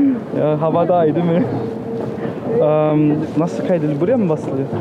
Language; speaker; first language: Turkish; early bilingual, heritage; Turkish